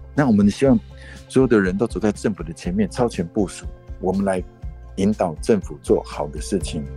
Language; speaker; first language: Chinese; non-native, local second language; Amis